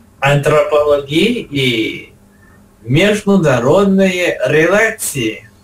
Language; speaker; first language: Russian; non-native, learner; English